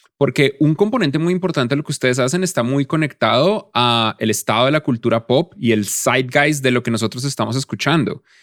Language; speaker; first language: Spanish; native; Spanish